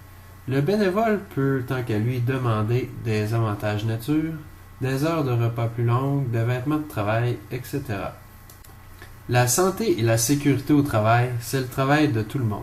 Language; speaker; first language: French; native; French